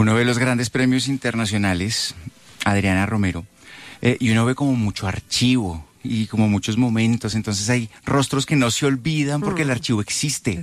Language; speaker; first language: Spanish; native; Spanish